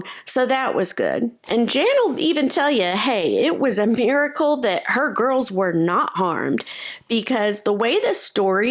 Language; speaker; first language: English; native; English